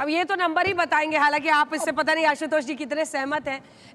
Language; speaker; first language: Hindi; native; Hindi